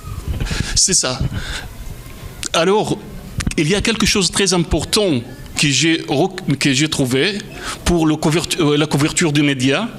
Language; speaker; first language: French; non-native, fluent; Arabic